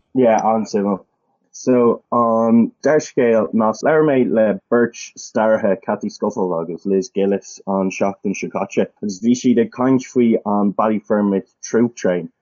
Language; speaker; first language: Irish; non-native, local second language; English